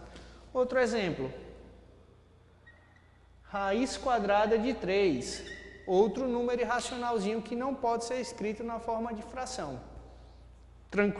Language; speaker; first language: Portuguese; native; Portuguese